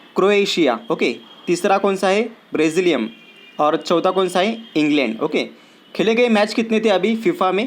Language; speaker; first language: Hindi; non-native, local second language; Marathi